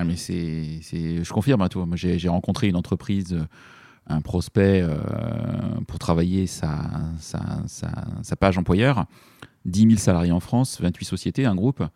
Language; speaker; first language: French; native; French